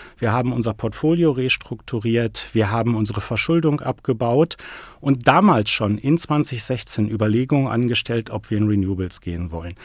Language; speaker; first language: German; native; German